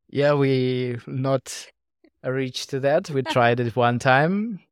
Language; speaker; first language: English; non-native, fluent; Russian